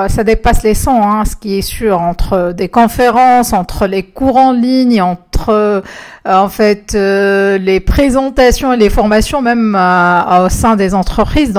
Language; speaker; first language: French; non-native, local second language; Arabic